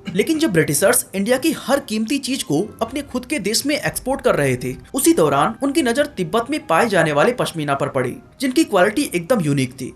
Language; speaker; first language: Hindi; native; Hindi